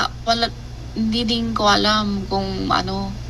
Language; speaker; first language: Filipino; non-native, learner; Chinese